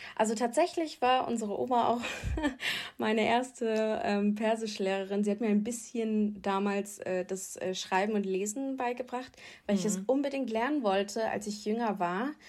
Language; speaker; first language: German; native; German